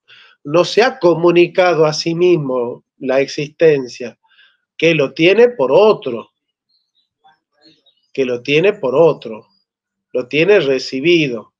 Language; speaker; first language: Spanish; native; Spanish